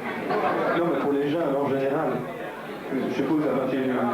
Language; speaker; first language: French; native; French